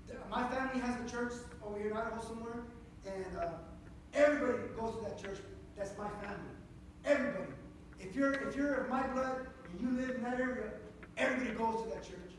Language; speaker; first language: English; early bilingual, other home language; Spanish